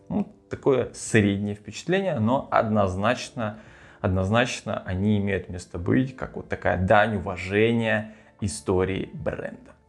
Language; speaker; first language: Russian; native; Russian